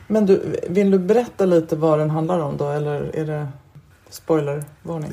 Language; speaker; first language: Swedish; native; Swedish